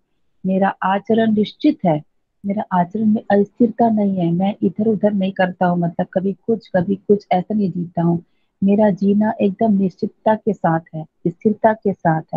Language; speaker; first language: Hindi; native; Hindi